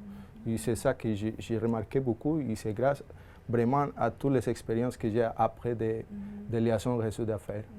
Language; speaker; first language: French; non-native, fluent; Spanish